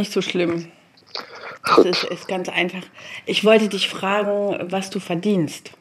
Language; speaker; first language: German; native; German